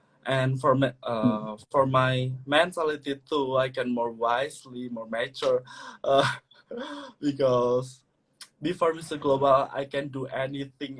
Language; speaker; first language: English; non-native, learner; Indonesian